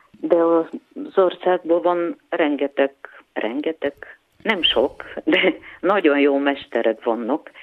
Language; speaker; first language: Hungarian; non-native, fluent; Bulgarian